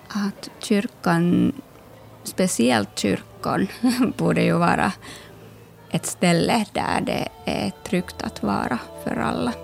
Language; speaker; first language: Swedish; non-native, local second language; Finnish